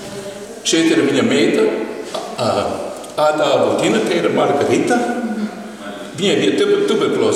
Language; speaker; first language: Latvian; early bilingual, heritage; Latvian